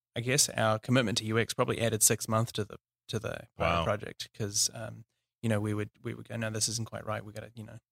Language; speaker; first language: English; native; English